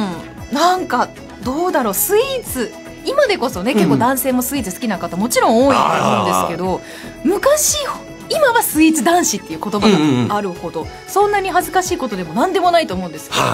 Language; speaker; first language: Japanese; native; Japanese